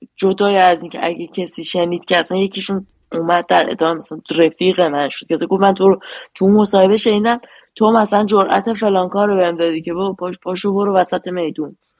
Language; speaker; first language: Persian; native; Persian